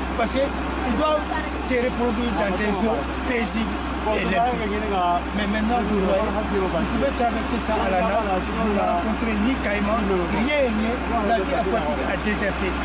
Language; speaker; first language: French; non-native, local second language; Bambara